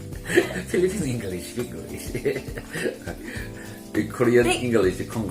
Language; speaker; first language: English; non-native, fluent; Korean